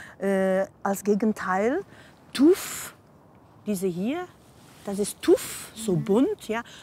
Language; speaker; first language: German; non-native, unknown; Portuguese